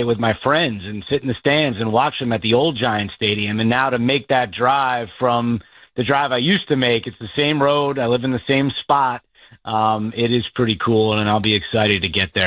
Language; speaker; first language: English; native; English